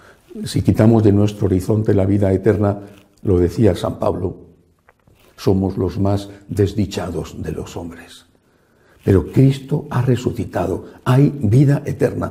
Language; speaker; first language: Spanish; native; Spanish